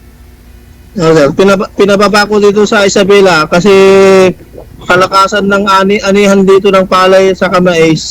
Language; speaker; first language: Filipino; non-native, local second language; Iloko